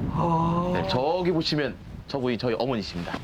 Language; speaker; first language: Korean; native; Korean